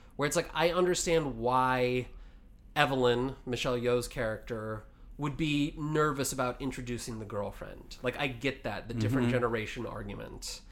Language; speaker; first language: English; native; English